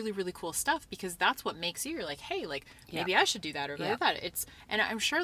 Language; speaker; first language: English; native; English